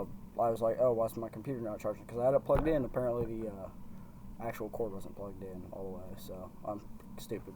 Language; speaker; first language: English; native; English